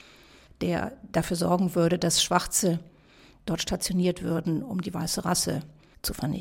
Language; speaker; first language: German; native; German